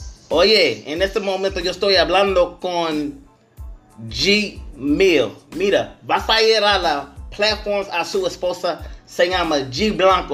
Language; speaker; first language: Spanish; non-native, learner; English